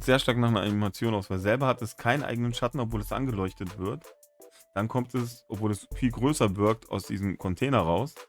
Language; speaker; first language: German; native; German